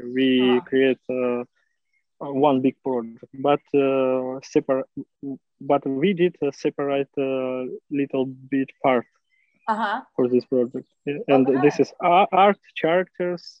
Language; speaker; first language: English; non-native, learner; Russian